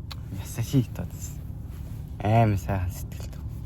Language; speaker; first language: Japanese; non-native, learner; Mongolian